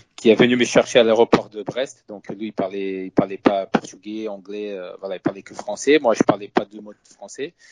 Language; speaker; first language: French; non-native, fluent; Portuguese